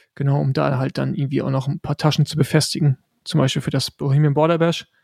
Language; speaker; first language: German; native; German